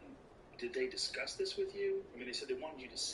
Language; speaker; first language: English; native; English